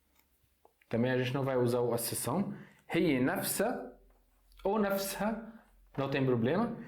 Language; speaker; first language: Portuguese; non-native, fluent; Arabic